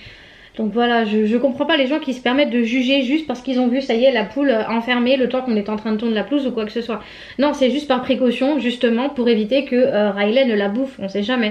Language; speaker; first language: French; native; French